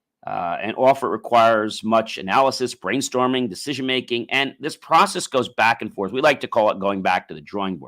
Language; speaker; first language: English; native; English